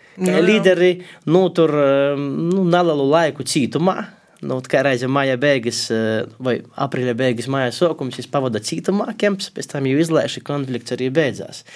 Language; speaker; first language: Latvian; native; Latvian